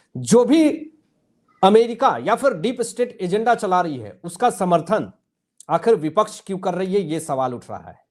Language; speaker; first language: Hindi; native; Hindi